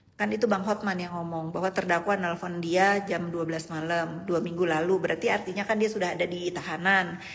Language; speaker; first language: Indonesian; native; Indonesian